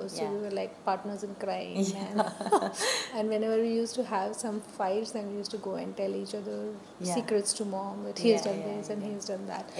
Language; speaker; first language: English; non-native, local second language; Hindi